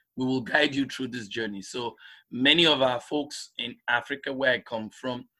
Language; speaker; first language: English; non-native, local second language; Igbo